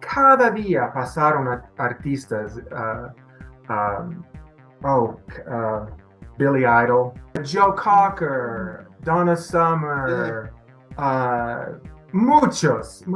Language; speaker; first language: Spanish; non-native, fluent; English